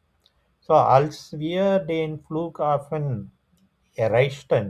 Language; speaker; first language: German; non-native, fluent; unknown